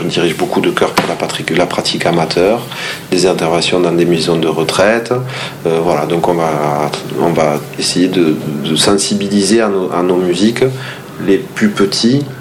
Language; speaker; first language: French; native; French